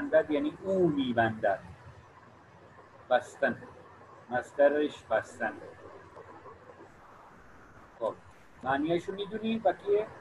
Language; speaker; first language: Persian; non-native, fluent; Urdu